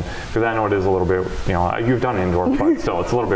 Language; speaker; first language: English; native; English